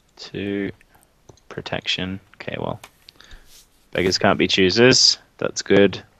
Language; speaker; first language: English; native; English